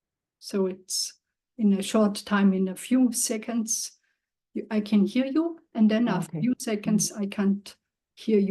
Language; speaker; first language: English; non-native, learner; German